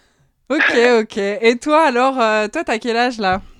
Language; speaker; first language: French; native; French